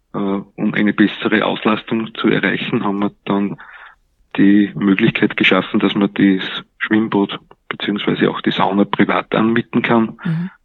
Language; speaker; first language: German; native; German